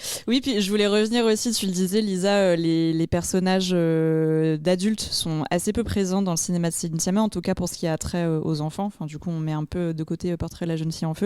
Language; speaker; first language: French; native; French